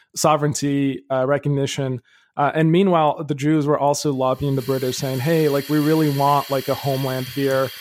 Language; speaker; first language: English; early bilingual, other home language; Arabic